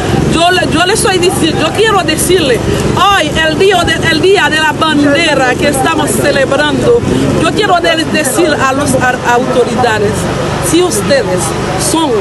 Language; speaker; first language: Spanish; non-native, fluent; Haitian Creole